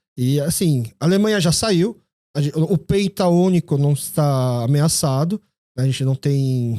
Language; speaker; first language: Portuguese; early bilingual, other home language; Korean